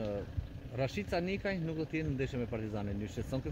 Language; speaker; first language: Albanian; native; Albanian